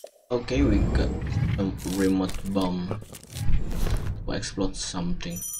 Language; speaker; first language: English; non-native, learner; Indonesian